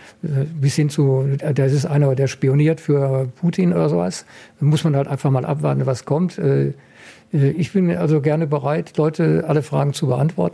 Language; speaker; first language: German; native; German